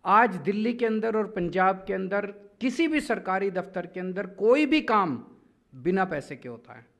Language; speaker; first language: Hindi; native; Hindi